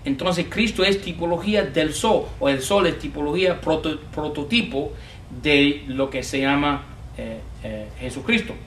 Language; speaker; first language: Spanish; non-native, fluent; English